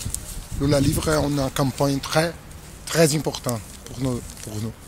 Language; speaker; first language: French; non-native, learner; Portuguese